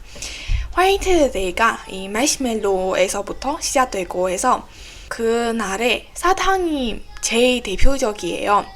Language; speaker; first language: Korean; non-native, fluent; Burmese